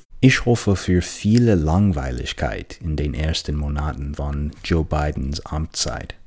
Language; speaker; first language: German; non-native, fluent; English